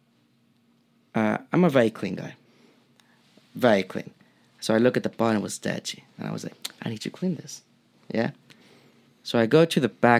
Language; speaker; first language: English; non-native, fluent; Spanish